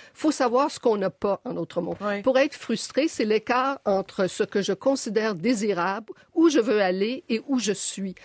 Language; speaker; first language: French; native; French